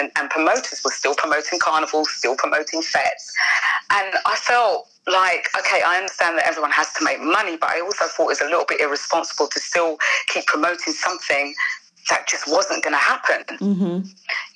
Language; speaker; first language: English; native; English